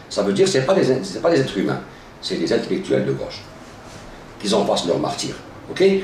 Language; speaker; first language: French; non-native, local second language; Arabic